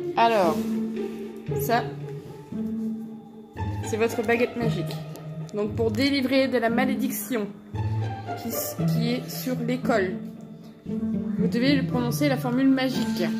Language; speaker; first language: French; native; French